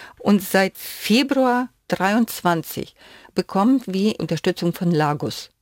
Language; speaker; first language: German; non-native, fluent; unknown